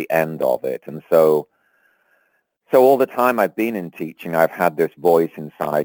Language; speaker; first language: English; native; English